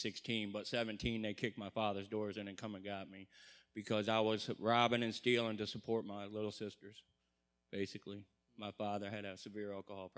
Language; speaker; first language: English; native; English